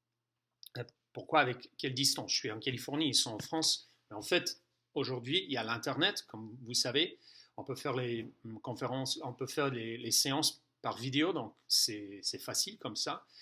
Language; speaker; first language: French; non-native, fluent; English